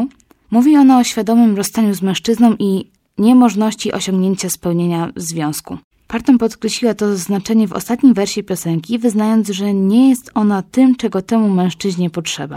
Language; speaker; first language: Polish; native; Polish